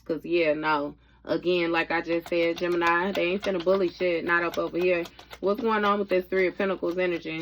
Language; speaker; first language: English; native; English